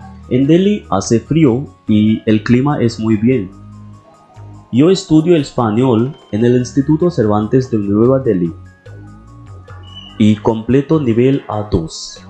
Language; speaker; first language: Spanish; non-native, learner; Hindi